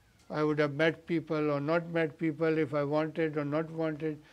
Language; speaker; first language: English; non-native, local second language; Urdu